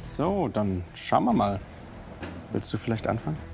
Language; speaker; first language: German; native; German